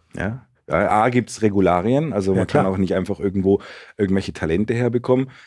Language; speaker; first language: German; native; German